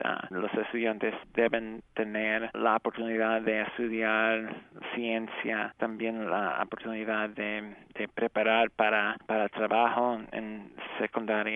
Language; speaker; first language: Spanish; early bilingual, heritage; English